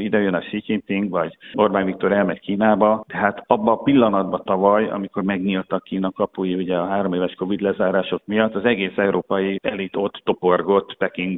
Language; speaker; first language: Hungarian; native; Hungarian